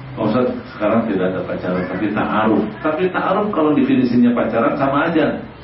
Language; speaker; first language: Indonesian; non-native, local second language; Sundanese